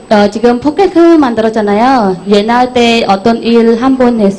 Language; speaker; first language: Korean; non-native, learner; Khmer